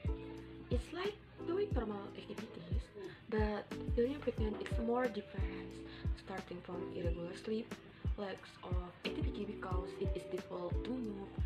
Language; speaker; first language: English; non-native, learner; Indonesian